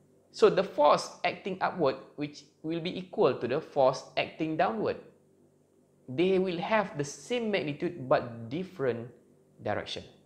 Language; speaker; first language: English; non-native, local second language; Malay